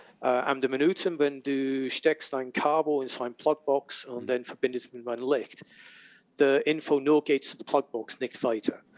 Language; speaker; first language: German; non-native, learner; English